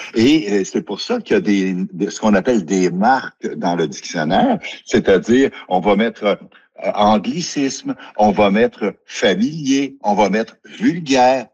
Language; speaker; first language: French; native; French